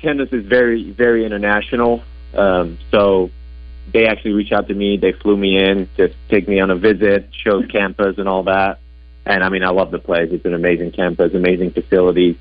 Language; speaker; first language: English; non-native, fluent; Dutch